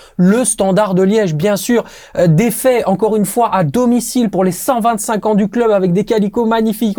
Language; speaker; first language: French; native; French